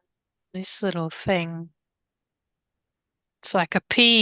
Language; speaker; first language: English; native; English